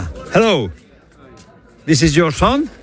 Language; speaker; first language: English; non-native, learner; Spanish